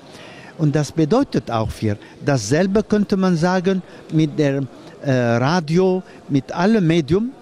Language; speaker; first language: German; non-native, fluent; Arabic